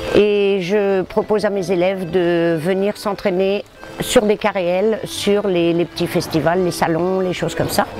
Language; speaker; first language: French; native; French